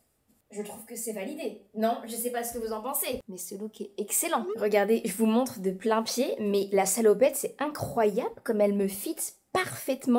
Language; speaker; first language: French; native; French